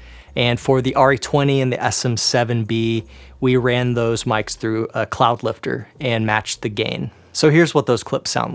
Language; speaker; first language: English; native; English